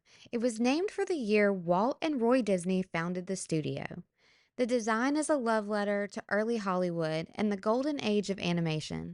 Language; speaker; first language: English; native; English